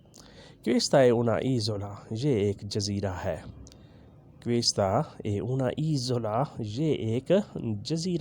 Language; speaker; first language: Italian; non-native, learner; Urdu